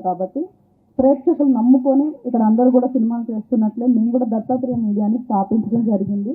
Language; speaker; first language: Telugu; native; Telugu